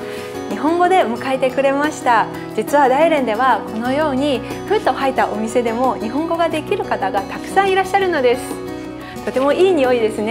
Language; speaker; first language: Japanese; non-native, fluent; Chinese